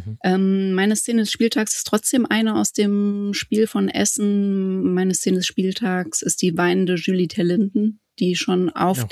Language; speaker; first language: German; native; German